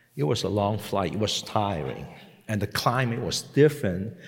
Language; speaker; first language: English; non-native, local second language; Cantonese